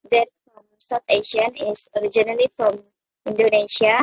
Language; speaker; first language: English; non-native, local second language; Malay